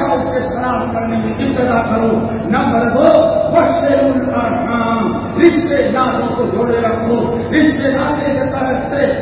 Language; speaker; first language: Urdu; native; Urdu